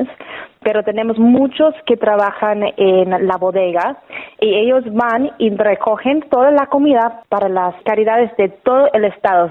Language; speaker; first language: Spanish; non-native, fluent; English